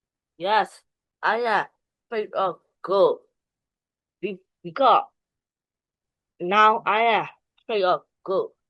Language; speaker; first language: English; non-native, learner; Burmese